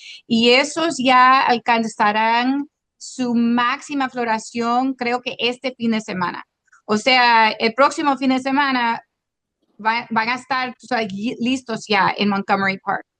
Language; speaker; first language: Spanish; non-native, local second language; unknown